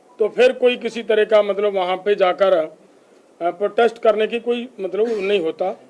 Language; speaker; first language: Hindi; non-native, local second language; Punjabi